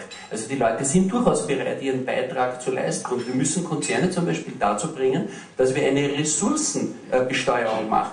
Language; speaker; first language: German; native; German